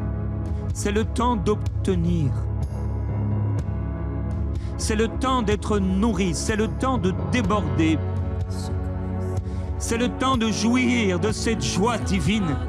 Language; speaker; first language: French; native; French